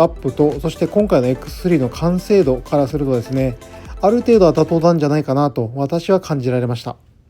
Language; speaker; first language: Japanese; native; Japanese